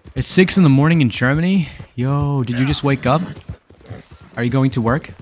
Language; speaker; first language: English; native; English